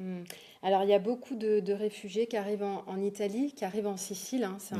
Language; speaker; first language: French; native; French